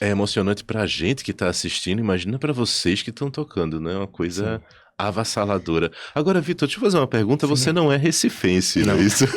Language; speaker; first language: Portuguese; native; Portuguese